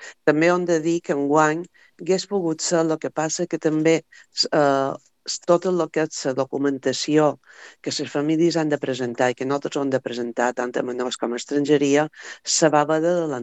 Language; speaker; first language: Catalan; native; Catalan